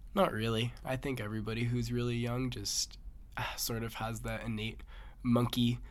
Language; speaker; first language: English; native; English